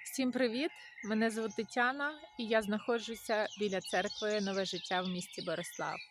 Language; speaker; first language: Ukrainian; native; Ukrainian